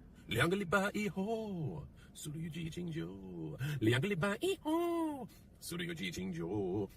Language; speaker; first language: Chinese; non-native, learner; English